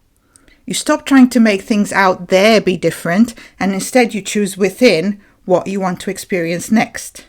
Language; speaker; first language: English; native; English